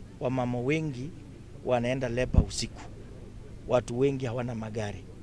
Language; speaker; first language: Swahili; non-native, local second language; Kalenjin